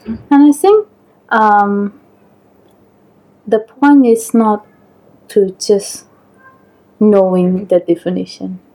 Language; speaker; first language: English; non-native, fluent; Khmer